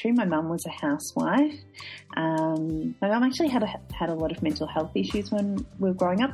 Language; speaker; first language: English; native; English